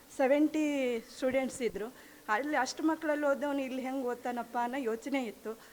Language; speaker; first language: Kannada; native; Kannada